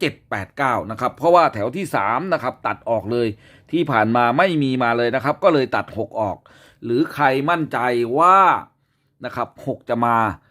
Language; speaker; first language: Thai; native; Thai